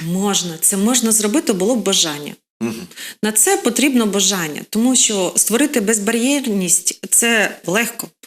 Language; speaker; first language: Ukrainian; non-native, local second language; Russian